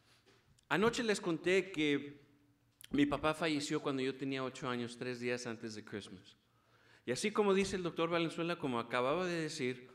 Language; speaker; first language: Spanish; early bilingual, heritage; Spanish